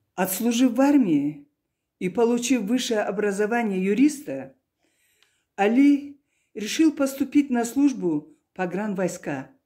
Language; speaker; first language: Russian; non-native, local second language; Karachay-Balkar